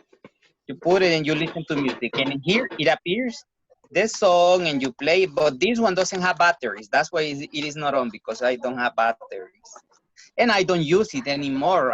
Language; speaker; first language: English; non-native, fluent; Spanish